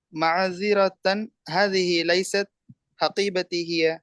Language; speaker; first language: Arabic; non-native, learner; Tamil